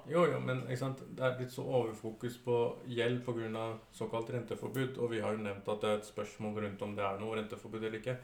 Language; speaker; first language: Norwegian; early bilingual, other home language; Urdu